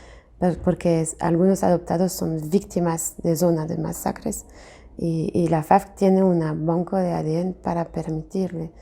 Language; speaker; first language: Spanish; non-native, fluent; French